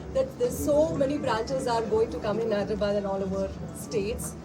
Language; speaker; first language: English; non-native, local second language; Telugu